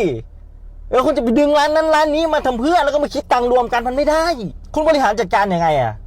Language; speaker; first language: Thai; native; Thai